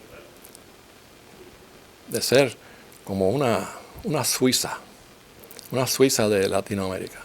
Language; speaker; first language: Spanish; native; Spanish